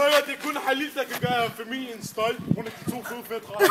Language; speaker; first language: Danish; early bilingual, other home language; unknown